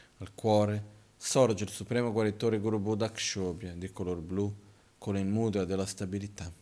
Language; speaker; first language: Italian; non-native, fluent; Portuguese